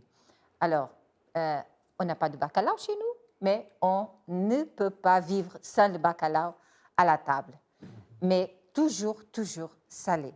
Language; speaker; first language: French; non-native, fluent; Portuguese